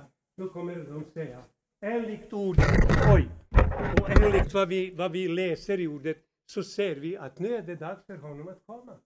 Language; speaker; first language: Swedish; non-native, fluent; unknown